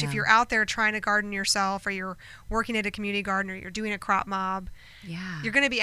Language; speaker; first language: English; native; English